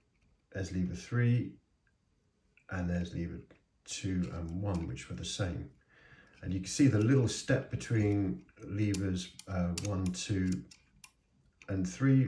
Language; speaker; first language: English; native; English